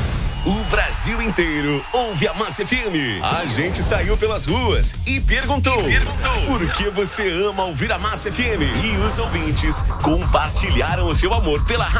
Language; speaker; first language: Portuguese; native; Portuguese